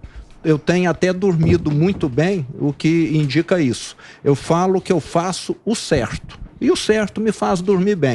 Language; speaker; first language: Portuguese; native; Portuguese